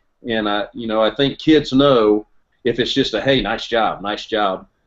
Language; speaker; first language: English; native; English